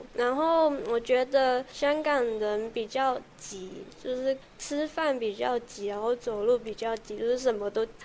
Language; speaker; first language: Chinese; non-native, local second language; Cantonese